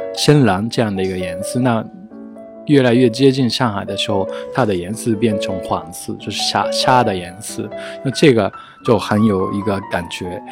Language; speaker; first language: Chinese; non-native, fluent; Japanese